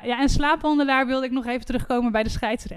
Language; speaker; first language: Dutch; native; Dutch